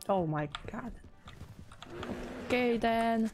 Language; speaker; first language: English; non-native, fluent; Romanian